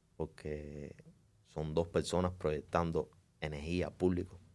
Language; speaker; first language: Spanish; native; Spanish